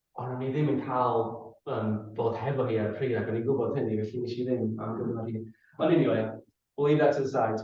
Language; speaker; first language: Welsh; non-native, fluent; English